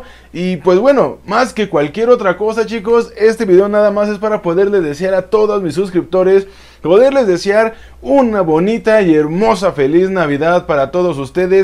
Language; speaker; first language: Spanish; native; Spanish